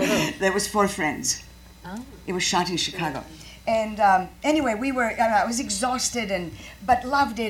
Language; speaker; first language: English; non-native, fluent; Croatian